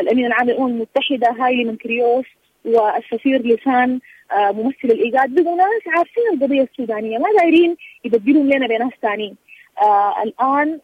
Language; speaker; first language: Arabic; native; Arabic